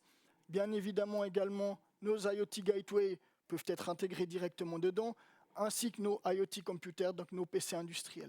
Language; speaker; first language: French; native; French